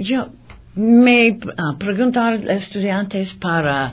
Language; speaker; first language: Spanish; non-native, learner; English